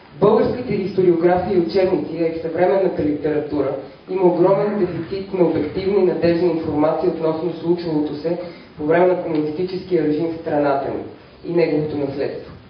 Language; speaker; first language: Bulgarian; native; Bulgarian